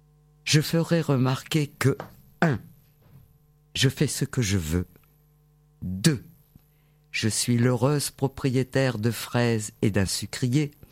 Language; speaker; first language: French; native; French